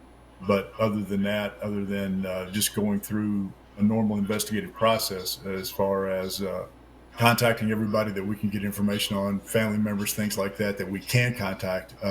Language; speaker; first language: English; native; English